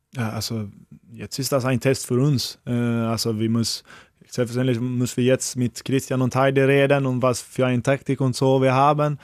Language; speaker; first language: German; non-native, learner; Swedish